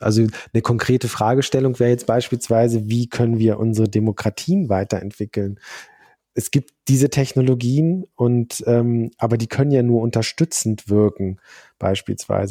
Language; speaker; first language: German; native; German